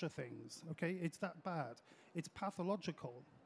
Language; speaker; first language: English; early bilingual, other home language; French